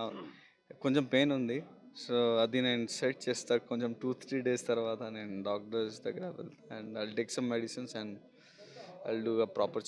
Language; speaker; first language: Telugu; non-native, local second language; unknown